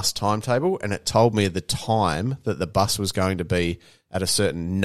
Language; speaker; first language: English; native; English